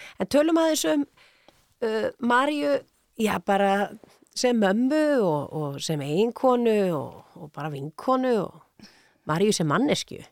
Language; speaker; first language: Icelandic; native; Icelandic